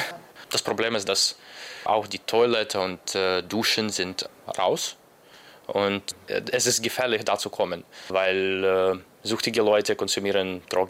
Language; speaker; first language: German; non-native, fluent; Arabic